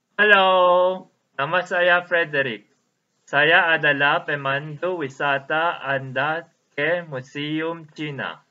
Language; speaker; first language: Indonesian; non-native, learner; Filipino